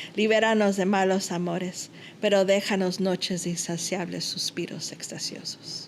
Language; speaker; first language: Spanish; early bilingual, heritage; Spanish